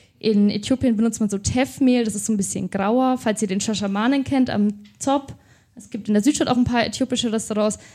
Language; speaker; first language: German; native; German